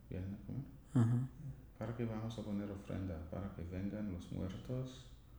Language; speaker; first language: Spanish; non-native, learner; English